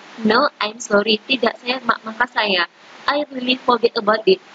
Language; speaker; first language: English; non-native, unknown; Indonesian